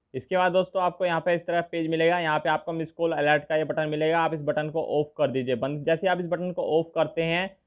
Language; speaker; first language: Hindi; native; Hindi